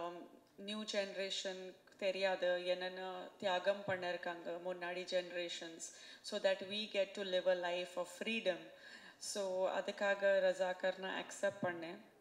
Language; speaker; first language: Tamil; non-native, fluent; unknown